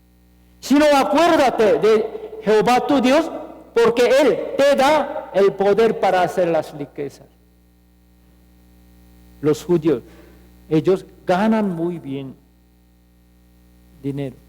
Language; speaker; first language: Spanish; non-native, fluent; Korean